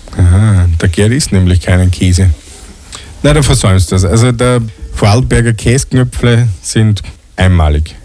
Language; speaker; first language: German; native; German